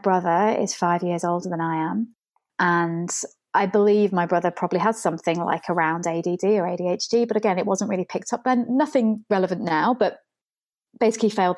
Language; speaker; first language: English; native; English